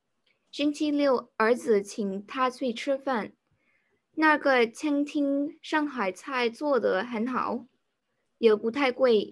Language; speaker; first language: Chinese; non-native, learner; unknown